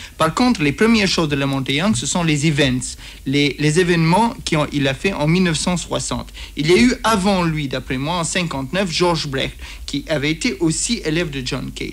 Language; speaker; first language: French; native; French